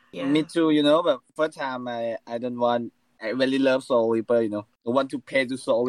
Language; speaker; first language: English; non-native, learner; Thai